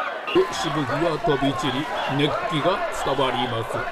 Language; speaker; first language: Japanese; native; Japanese